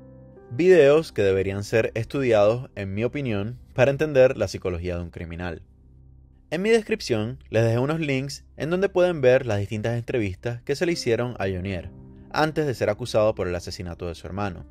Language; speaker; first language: Spanish; native; Spanish